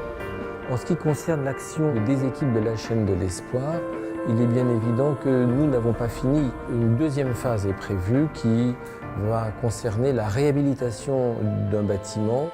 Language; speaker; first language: French; native; French